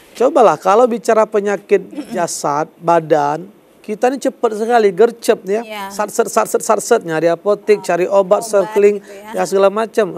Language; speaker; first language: Indonesian; native; Indonesian